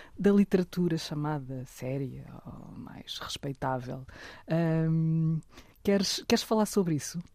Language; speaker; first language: Portuguese; native; Portuguese